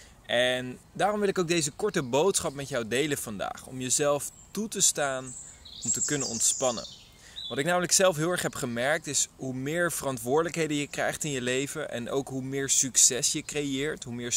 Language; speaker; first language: Dutch; native; Dutch